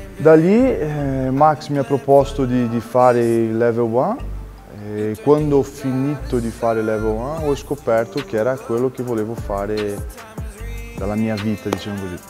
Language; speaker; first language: Italian; non-native, fluent; Portuguese